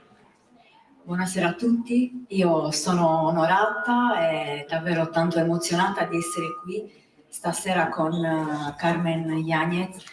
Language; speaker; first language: Italian; native; Italian